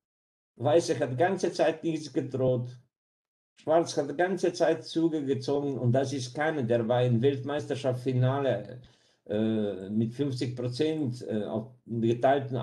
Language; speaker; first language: German; non-native, fluent; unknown